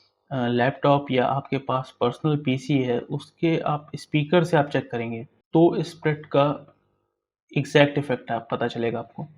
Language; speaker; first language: Hindi; native; Hindi